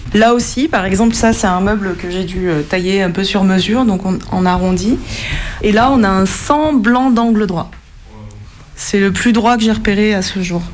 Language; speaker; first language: French; native; French